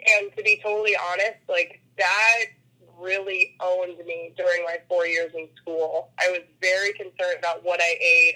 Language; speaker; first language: English; native; English